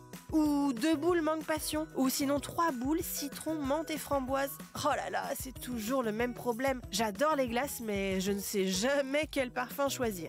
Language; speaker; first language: French; native; French